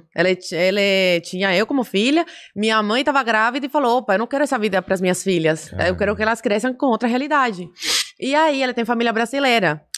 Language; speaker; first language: Portuguese; early bilingual, other home language; Spanish